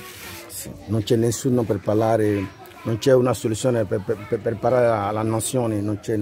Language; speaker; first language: Italian; non-native, learner; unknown